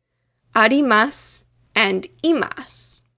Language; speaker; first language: Japanese; non-native, fluent; English